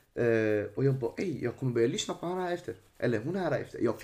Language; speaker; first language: Swedish; early bilingual, other home language; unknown